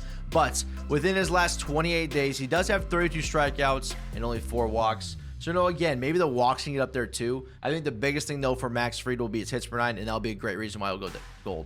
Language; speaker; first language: English; native; English